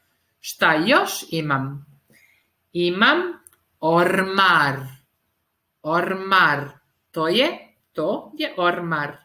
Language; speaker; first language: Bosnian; early bilingual, heritage; Serbian